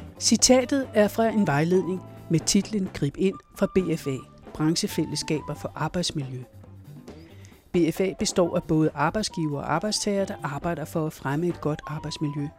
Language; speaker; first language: Danish; native; Danish